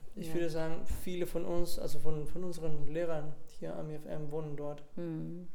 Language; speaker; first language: German; non-native, fluent; Spanish